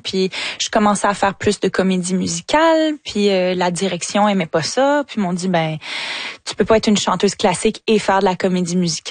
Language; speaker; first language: French; native; French